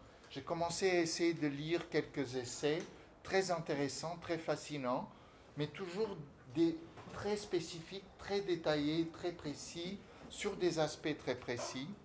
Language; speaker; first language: French; non-native, fluent; Portuguese